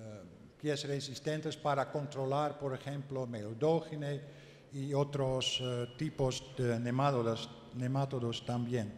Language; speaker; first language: Spanish; non-native, learner; Dutch